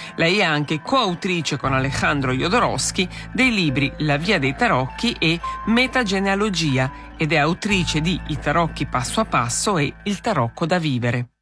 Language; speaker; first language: Italian; native; Italian